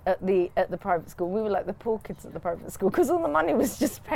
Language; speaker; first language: English; native; English